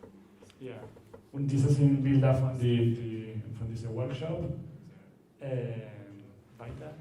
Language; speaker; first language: German; non-native, learner; Spanish